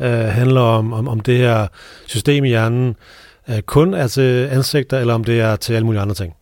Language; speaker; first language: Danish; native; Danish